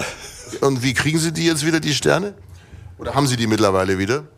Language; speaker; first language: German; native; German